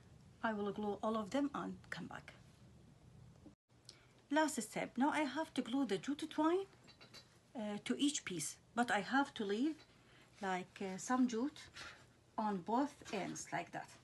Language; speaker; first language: English; non-native, fluent; Arabic